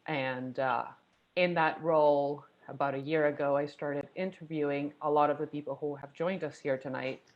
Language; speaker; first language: English; non-native, fluent; Spanish